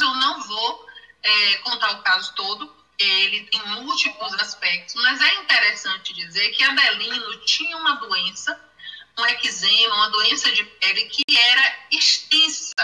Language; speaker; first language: Portuguese; native; Portuguese